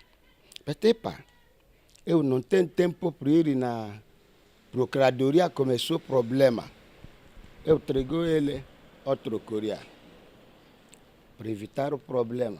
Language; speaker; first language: Portuguese; non-native, learner; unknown